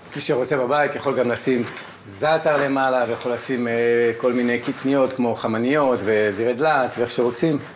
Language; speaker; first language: Hebrew; native; Hebrew